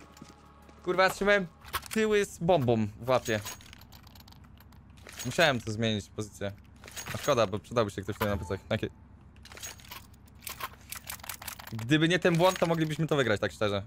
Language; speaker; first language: Polish; native; Polish